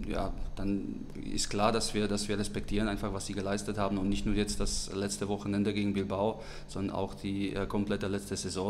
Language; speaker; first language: German; non-native, fluent; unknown